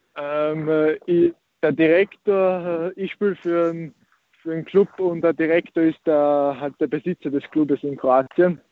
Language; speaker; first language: German; early bilingual, other home language; Croatian